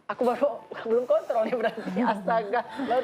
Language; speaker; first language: Indonesian; native; Indonesian